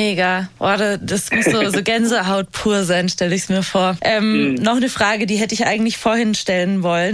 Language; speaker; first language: German; native; German